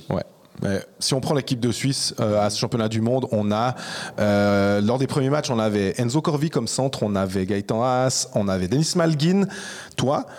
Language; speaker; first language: French; native; French